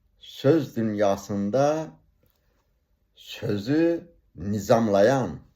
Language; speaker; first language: Azerbaijani; non-native, local second language; Talysh